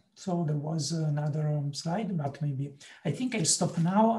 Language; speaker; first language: English; non-native, fluent; Italian